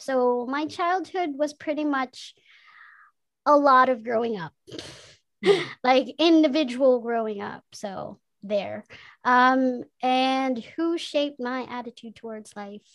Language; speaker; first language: English; non-native, local second language; Filipino